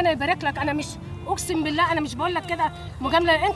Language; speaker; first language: Arabic; native; Arabic